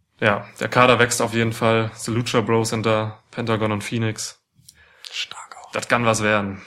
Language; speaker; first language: German; native; German